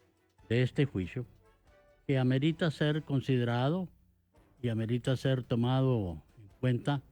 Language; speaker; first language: Spanish; native; Spanish